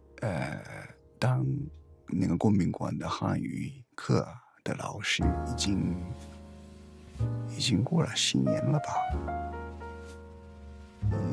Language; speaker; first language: Chinese; non-native, learner; Japanese